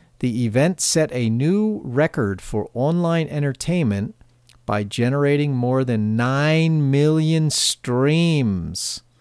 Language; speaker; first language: English; native; English